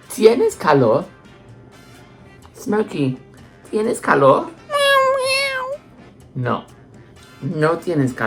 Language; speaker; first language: Spanish; non-native, learner; English